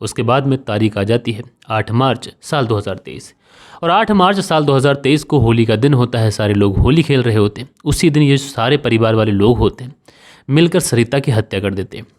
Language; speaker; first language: Hindi; native; Hindi